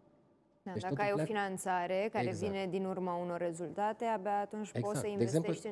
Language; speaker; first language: Romanian; native; Romanian